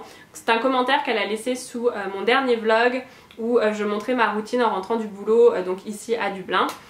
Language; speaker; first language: French; native; French